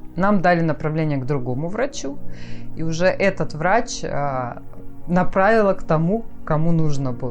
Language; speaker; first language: Russian; native; Russian